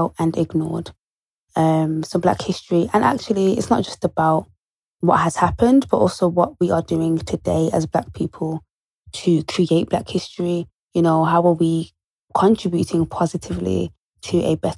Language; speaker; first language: English; native; English